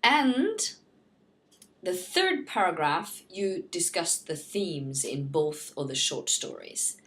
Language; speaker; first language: English; non-native, fluent; Norwegian